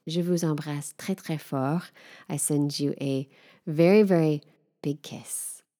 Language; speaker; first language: French; non-native, fluent; English